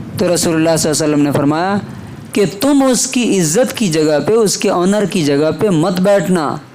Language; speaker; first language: Urdu; native; Urdu